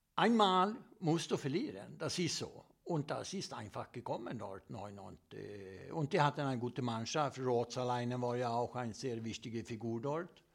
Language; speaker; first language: German; non-native, fluent; Swedish